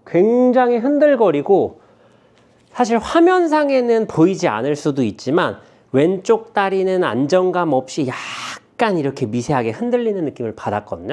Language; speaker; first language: Korean; native; Korean